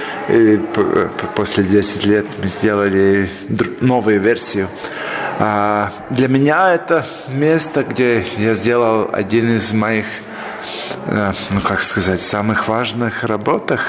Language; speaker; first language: Russian; non-native, local second language; Latvian